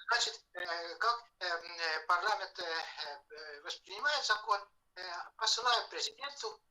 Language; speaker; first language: Russian; non-native, fluent; Estonian